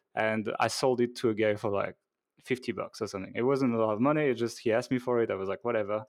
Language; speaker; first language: English; non-native, fluent; French